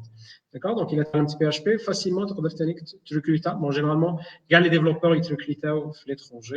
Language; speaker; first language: French; non-native, local second language; Arabic